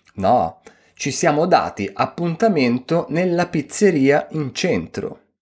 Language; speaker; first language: Italian; native; Italian